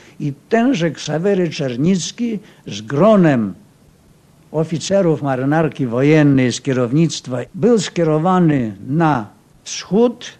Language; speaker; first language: Polish; native; Polish